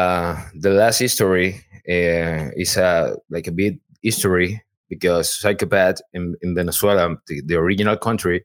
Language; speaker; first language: English; non-native, learner; Spanish